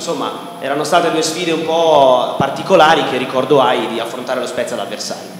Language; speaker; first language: Italian; native; Italian